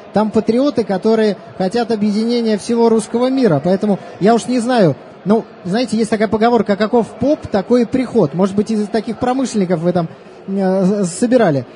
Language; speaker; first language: Russian; native; Russian